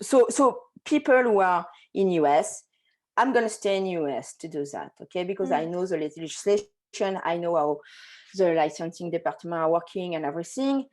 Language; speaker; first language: English; non-native, fluent; French